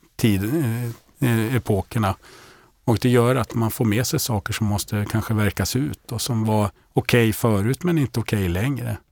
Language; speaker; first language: Swedish; native; Swedish